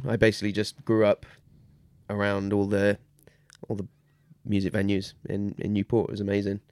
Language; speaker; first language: English; native; English